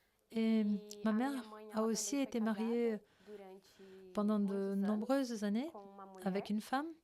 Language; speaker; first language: French; non-native, fluent; Portuguese